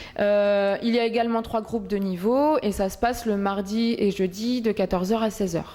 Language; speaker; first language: French; native; French